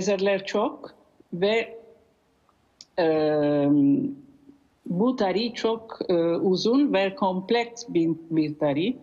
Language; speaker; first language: Turkish; non-native, learner; Italian